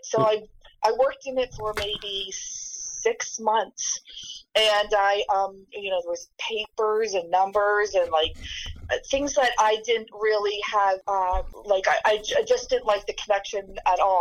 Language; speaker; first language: English; native; English